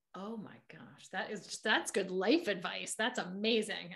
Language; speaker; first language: English; native; English